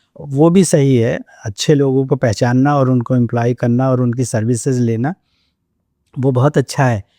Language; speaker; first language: Hindi; native; Hindi